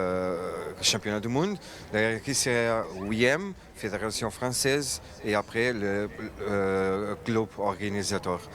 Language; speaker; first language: French; non-native, fluent; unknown